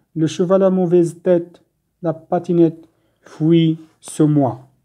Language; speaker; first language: French; non-native, local second language; Arabic